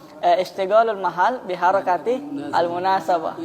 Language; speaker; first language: Arabic; non-native, fluent; Indonesian